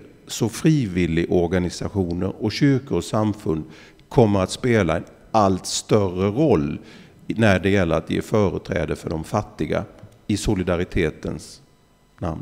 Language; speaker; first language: Swedish; native; Swedish